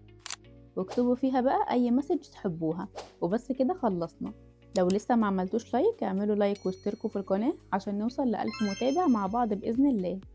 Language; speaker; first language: Arabic; native; Arabic